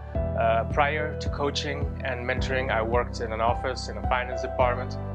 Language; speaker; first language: English; non-native, fluent; Dutch